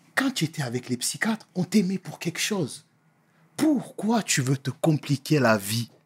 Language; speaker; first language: French; native; French